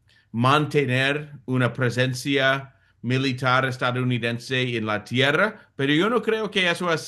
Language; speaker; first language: Spanish; non-native, fluent; English